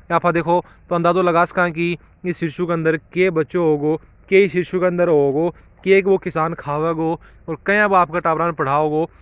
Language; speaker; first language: Hindi; native; Hindi